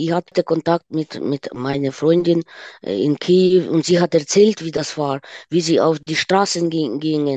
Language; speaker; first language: German; non-native, fluent; Ukrainian